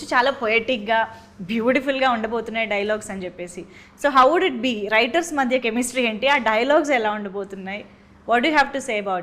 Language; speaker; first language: Telugu; native; Telugu